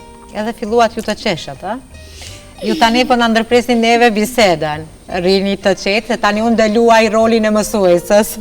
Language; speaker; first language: Albanian; native; Albanian